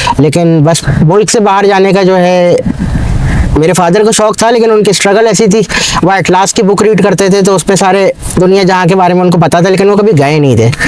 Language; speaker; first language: Urdu; native; Urdu